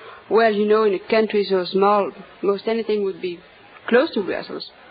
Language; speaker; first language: English; non-native, fluent; French